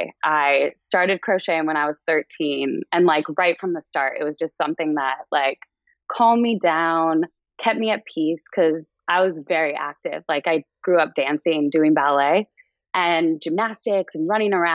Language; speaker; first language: English; native; English